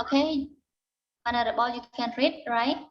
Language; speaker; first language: English; non-native, learner; Khmer